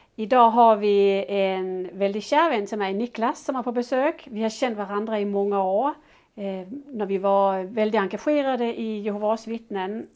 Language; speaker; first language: Swedish; non-native, fluent; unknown